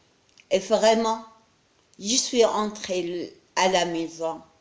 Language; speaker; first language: French; non-native, learner; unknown